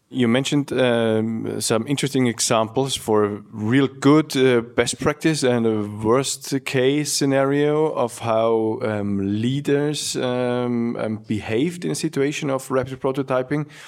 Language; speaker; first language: English; non-native, fluent; German